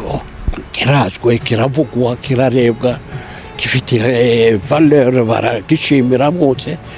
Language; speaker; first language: Kinyarwanda; non-native, local second language; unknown